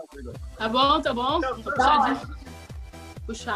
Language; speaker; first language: Portuguese; native; Portuguese